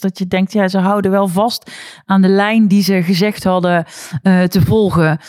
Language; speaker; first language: Dutch; native; Dutch